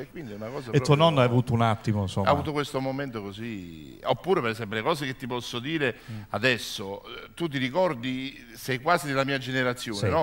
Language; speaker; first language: Italian; native; Italian